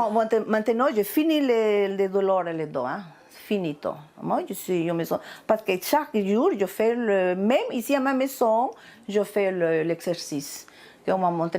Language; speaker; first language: French; non-native, learner; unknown